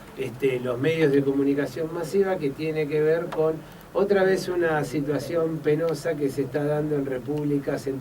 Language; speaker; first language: Spanish; native; Spanish